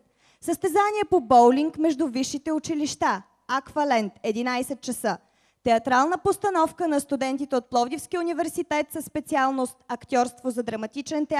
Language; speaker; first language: Bulgarian; native; Bulgarian